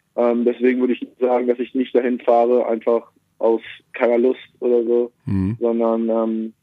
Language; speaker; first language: German; native; German